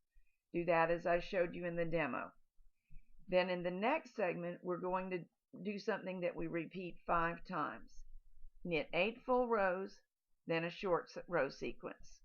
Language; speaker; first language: English; native; English